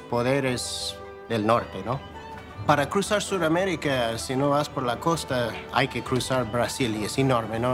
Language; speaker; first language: Spanish; non-native, fluent; English